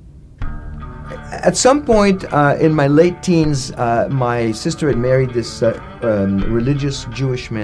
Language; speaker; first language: English; non-native, fluent; French